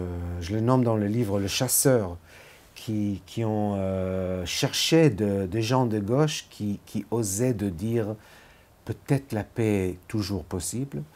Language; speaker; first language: French; non-native, fluent; Hebrew